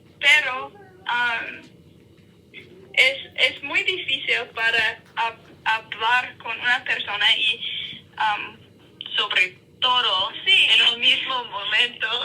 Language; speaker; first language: Spanish; non-native, learner; English